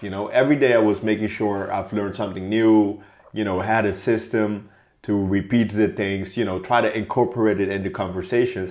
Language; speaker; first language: English; non-native, fluent; Papiamento